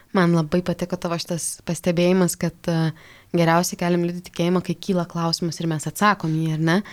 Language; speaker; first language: Lithuanian; native; Lithuanian